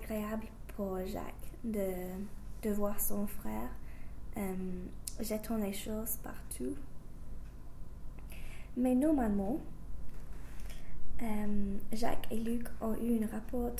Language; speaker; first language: French; non-native, fluent; English